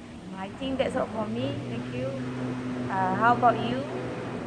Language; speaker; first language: English; non-native, learner; Malay